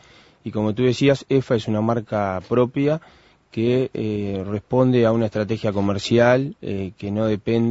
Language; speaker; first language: Spanish; native; Spanish